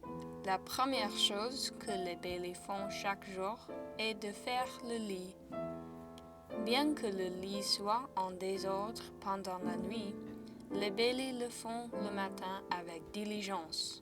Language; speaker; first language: French; non-native, fluent; English